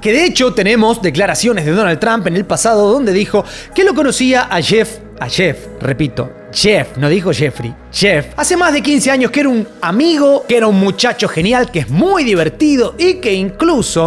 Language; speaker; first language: Spanish; native; Spanish